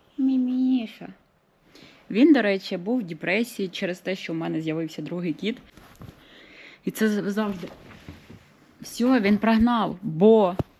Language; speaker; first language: Ukrainian; non-native, local second language; Russian